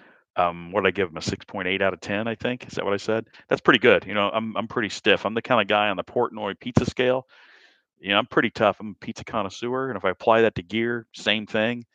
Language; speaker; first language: English; native; English